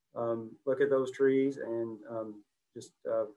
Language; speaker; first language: English; native; English